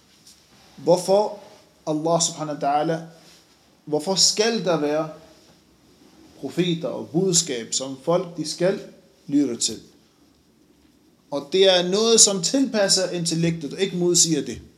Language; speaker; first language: Danish; non-native, fluent; Arabic